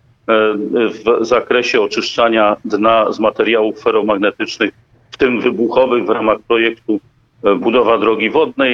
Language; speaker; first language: Polish; native; Polish